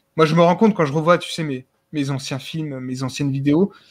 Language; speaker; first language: French; native; French